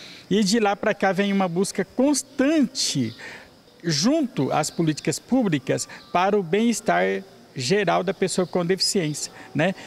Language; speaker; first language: Portuguese; native; Portuguese